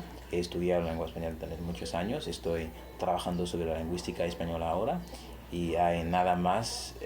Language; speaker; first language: Spanish; non-native, fluent; Haitian Creole